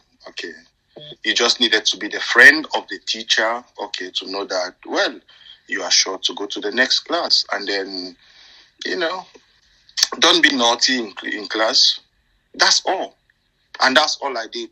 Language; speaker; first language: English; non-native, local second language; French